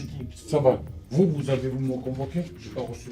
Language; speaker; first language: French; non-native, learner; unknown